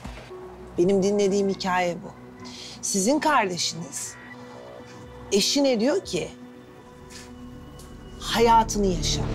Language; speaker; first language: Turkish; native; Turkish